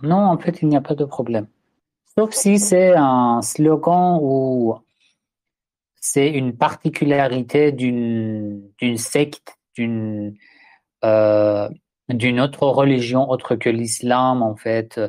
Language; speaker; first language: French; non-native, fluent; Persian